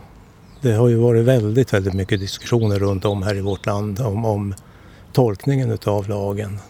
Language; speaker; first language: Swedish; native; Swedish